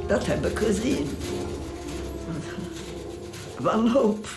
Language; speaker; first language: Dutch; early bilingual, other home language; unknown